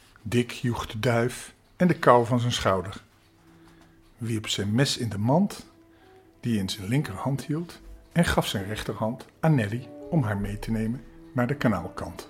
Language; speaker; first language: Dutch; native; Dutch